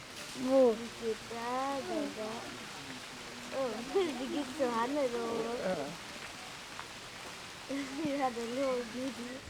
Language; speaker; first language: German; early bilingual, other home language; Arabic